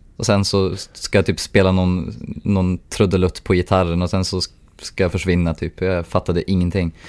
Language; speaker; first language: Swedish; native; Swedish